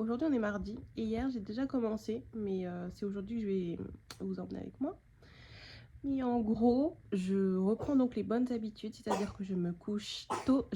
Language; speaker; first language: French; native; French